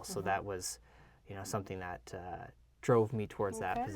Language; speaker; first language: English; native; English